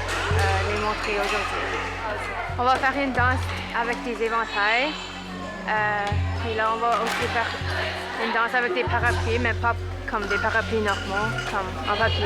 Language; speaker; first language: French; non-native, local second language; English